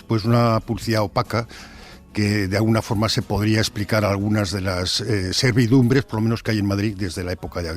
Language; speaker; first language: Spanish; native; Spanish